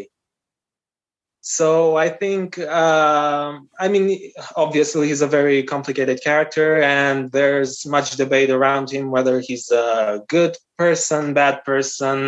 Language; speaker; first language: English; non-native, fluent; Albanian